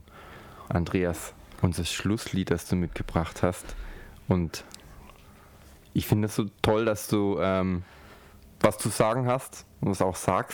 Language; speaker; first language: German; native; German